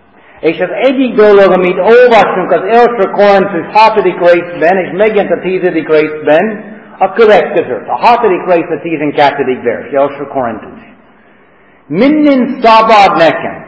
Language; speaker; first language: Hungarian; non-native, fluent; English